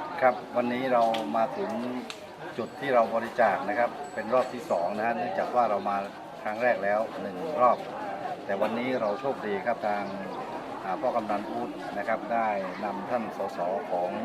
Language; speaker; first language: Thai; native; Thai